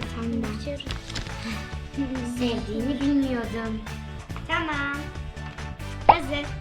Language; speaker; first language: Turkish; early bilingual, heritage; Turkish